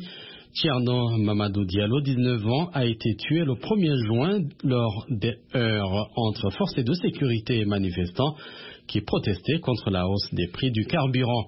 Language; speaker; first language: French; non-native, local second language; Rundi